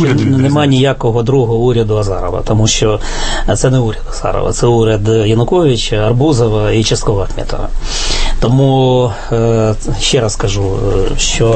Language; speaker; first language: Ukrainian; native; Ukrainian